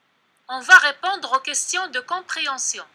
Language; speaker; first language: French; non-native, local second language; Arabic